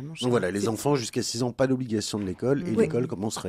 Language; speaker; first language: French; native; French